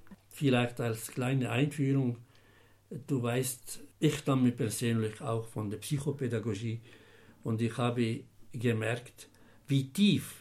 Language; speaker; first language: German; non-native, fluent; Arabic